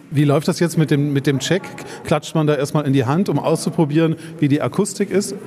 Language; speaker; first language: German; native; German